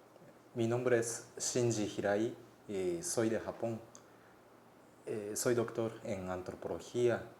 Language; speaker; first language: Spanish; non-native, fluent; Japanese